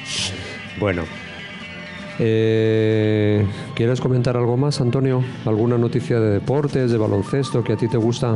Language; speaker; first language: Spanish; native; Spanish